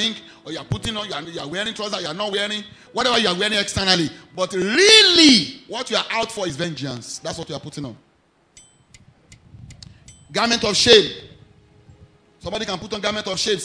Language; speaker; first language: English; non-native, local second language; Yoruba